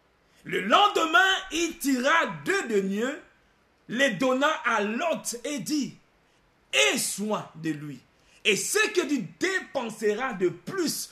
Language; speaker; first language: French; non-native, local second language; Lingala